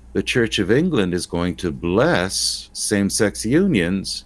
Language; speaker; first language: English; native; English